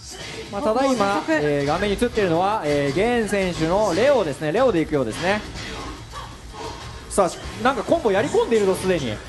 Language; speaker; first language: Japanese; native; Japanese